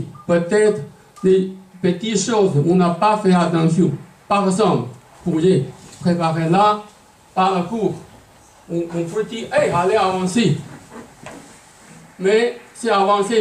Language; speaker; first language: French; non-native, learner; Chinese